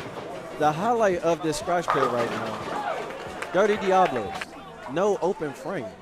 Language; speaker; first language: English; native; English